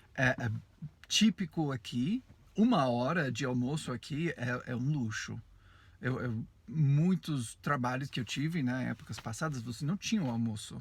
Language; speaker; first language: Portuguese; non-native, fluent; English